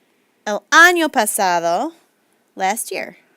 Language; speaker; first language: Spanish; non-native, fluent; English